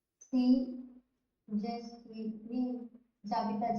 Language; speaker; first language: French; non-native, learner; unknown